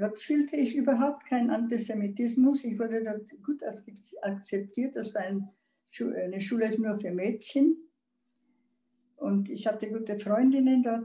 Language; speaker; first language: German; non-native, local second language; Czech